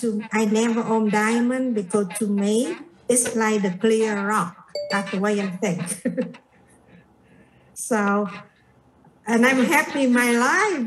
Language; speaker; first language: English; non-native, fluent; Vietnamese